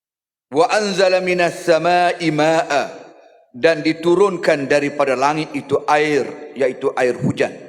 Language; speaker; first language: Malay; native; Malay